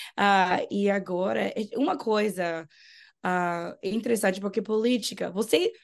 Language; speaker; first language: Portuguese; non-native, fluent; English